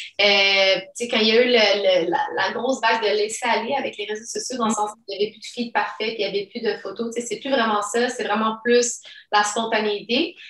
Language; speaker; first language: French; early bilingual, other home language; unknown